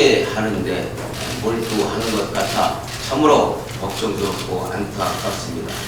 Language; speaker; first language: Korean; native; Korean